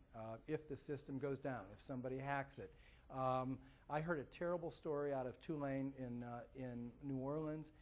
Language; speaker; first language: English; native; English